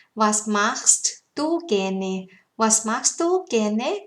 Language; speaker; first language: German; non-native, learner; Thai